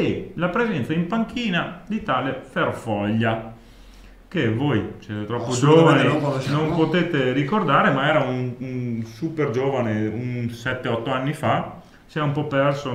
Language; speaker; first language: Italian; native; Italian